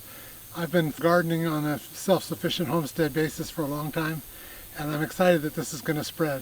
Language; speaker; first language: English; native; English